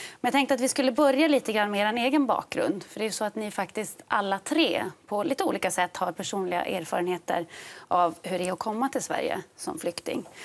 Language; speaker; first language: Swedish; native; Swedish